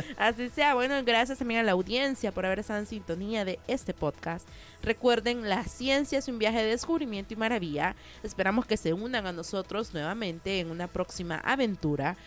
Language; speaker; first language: Spanish; native; Spanish